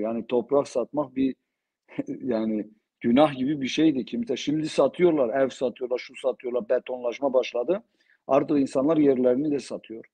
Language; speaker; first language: Turkish; non-native, local second language; Zaza